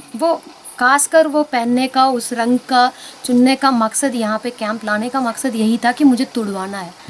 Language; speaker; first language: Hindi; non-native, local second language; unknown